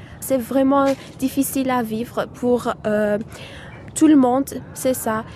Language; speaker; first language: French; non-native, fluent; Persian